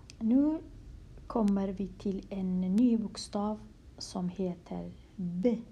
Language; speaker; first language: Swedish; non-native, fluent; Kurdish